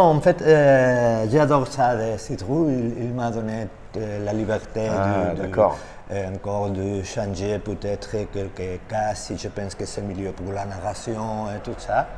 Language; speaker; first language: French; non-native, learner; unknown